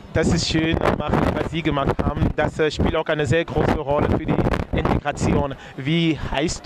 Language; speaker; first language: German; non-native, fluent; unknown